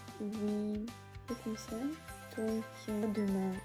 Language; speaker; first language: French; non-native, fluent; Russian